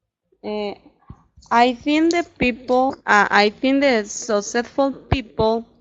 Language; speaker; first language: English; non-native, learner; Spanish